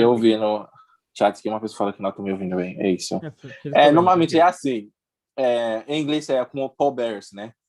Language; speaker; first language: Portuguese; non-native, learner; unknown